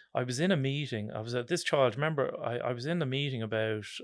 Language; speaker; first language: English; native; English